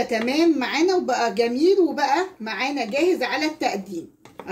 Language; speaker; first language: Arabic; native; Arabic